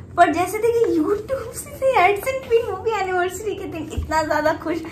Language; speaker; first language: Hindi; non-native, local second language; Bangla